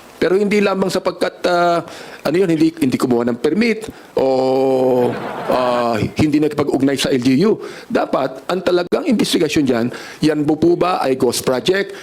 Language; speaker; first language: Filipino; native; Filipino